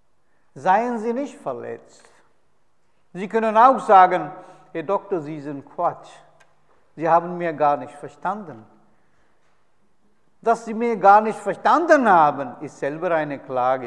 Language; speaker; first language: German; non-native, fluent; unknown